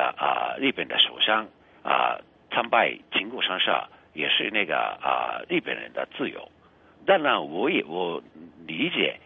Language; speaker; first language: Chinese; non-native, fluent; Japanese